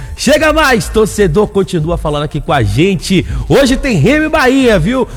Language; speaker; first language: Portuguese; native; Portuguese